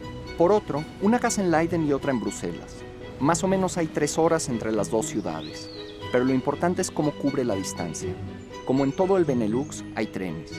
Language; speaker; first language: Spanish; native; Spanish